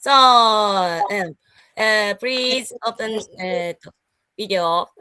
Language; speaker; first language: English; non-native, learner; Japanese